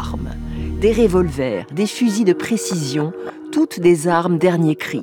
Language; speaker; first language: French; native; French